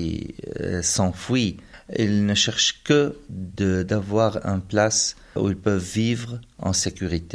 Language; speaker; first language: French; non-native, fluent; Arabic